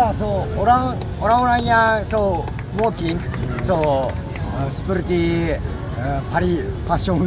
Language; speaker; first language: Indonesian; non-native, learner; Japanese